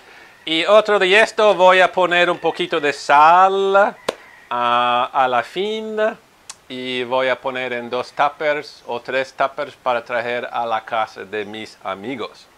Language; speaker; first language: Spanish; non-native, fluent; Italian